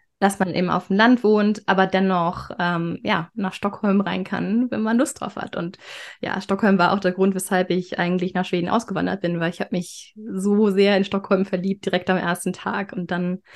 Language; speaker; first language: German; native; German